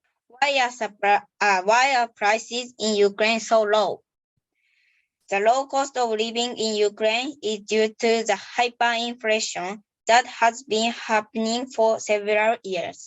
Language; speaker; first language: English; non-native, learner; Japanese